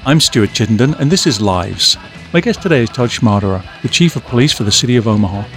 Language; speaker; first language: English; native; English